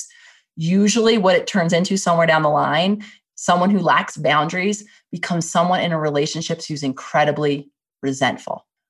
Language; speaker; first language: English; native; English